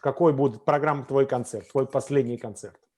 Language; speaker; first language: Russian; non-native, fluent; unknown